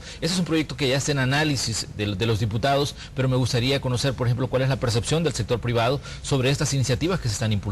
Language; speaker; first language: Spanish; native; Spanish